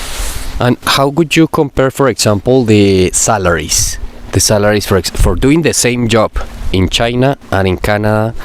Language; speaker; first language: English; non-native, fluent; Spanish